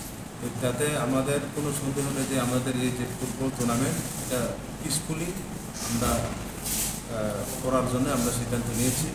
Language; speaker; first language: Bangla; non-native, local second language; Kok Borok